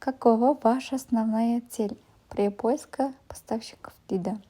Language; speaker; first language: Russian; non-native, local second language; Kazakh